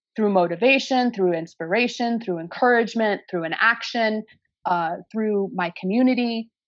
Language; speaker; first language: English; native; English